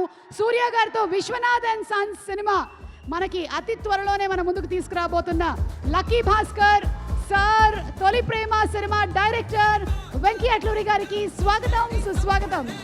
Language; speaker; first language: Telugu; native; Telugu